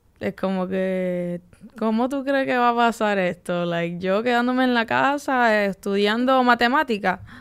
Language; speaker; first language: Spanish; early bilingual, heritage; Spanish